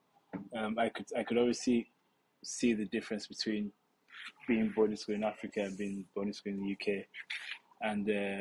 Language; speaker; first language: English; non-native, local second language; Yoruba